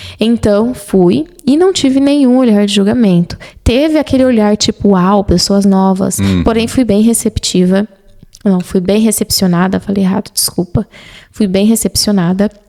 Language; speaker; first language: Portuguese; native; Portuguese